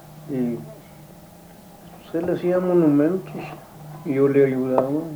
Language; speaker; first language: Spanish; native; Spanish